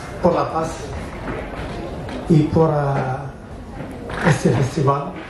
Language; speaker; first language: Spanish; non-native, learner; French